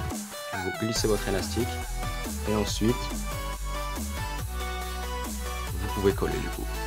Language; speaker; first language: French; native; French